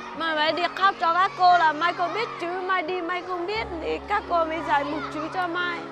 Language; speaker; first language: Vietnamese; non-native, local second language; Hmong